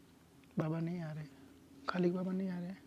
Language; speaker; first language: Hindi; native; Hindi